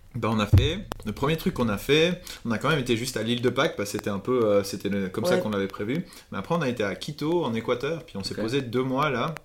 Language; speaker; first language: French; native; French